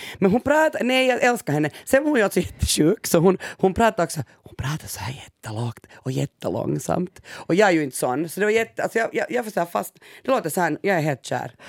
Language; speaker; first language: Swedish; native; Swedish